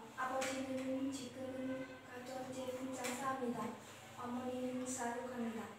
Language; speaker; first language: Korean; non-native, learner; Vietnamese